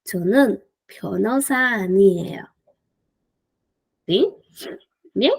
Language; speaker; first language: Korean; non-native, fluent; Spanish